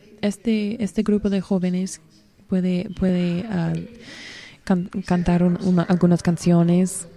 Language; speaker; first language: Spanish; non-native, learner; English